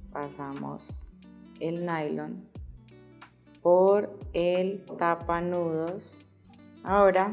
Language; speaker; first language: Spanish; native; Spanish